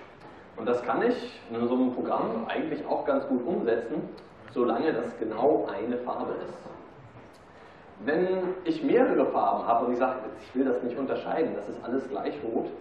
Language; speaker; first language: German; native; German